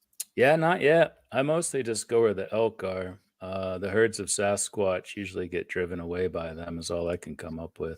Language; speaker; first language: English; native; English